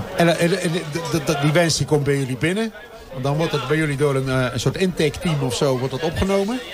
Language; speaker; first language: Dutch; native; Dutch